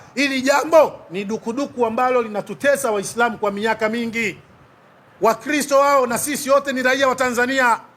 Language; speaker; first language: Swahili; native; Swahili